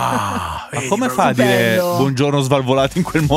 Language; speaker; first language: Italian; native; Italian